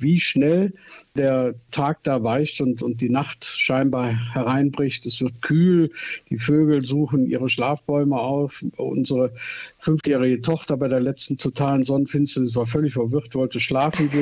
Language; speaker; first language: German; native; German